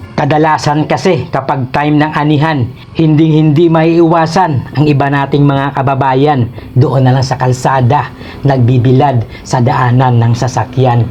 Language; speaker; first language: Filipino; non-native, local second language; Hiligaynon